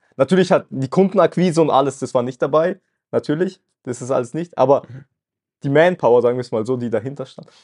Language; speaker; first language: German; early bilingual, other home language; Russian